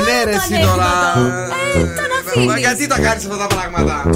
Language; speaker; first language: Greek; native; Greek